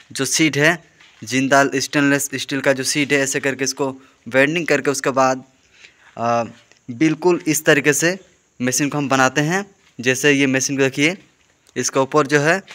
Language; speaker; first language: Hindi; non-native, local second language; Bangla